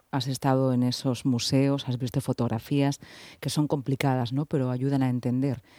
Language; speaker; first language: Spanish; native; Spanish